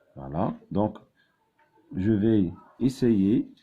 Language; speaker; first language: French; non-native, local second language; Arabic